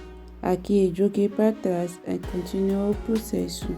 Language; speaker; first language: Portuguese; non-native, learner; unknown